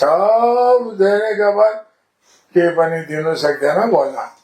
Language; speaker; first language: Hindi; non-native, learner; Nepali